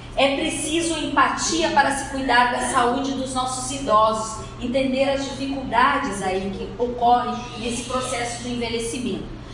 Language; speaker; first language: Portuguese; native; Portuguese